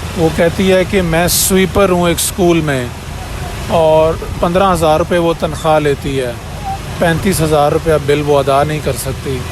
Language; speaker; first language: Urdu; non-native, local second language; Punjabi